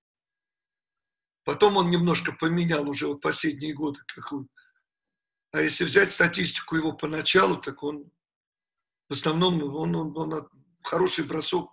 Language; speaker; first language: Russian; native; Russian